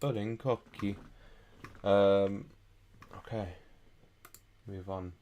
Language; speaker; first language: Finnish; non-native, learner; English